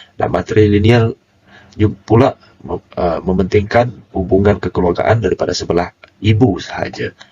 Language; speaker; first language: Malay; non-native, local second language; Iban